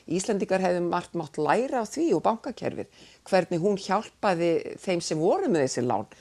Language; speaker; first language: Icelandic; native; Icelandic